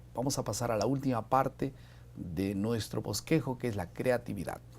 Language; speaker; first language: Spanish; native; Spanish